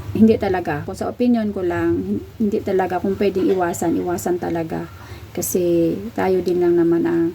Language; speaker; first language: Filipino; non-native, local second language; Cebuano